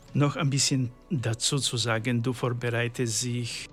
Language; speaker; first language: German; non-native, learner; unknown